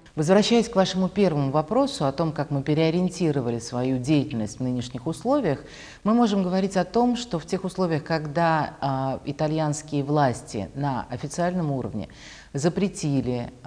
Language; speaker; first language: Russian; native; Russian